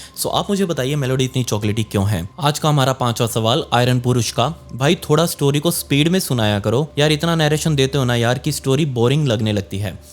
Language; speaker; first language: Hindi; native; Hindi